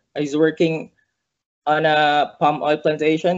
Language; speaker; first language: English; non-native, local second language; Cebuano